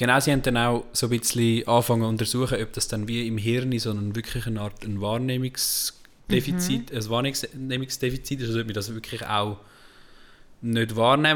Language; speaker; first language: German; native; German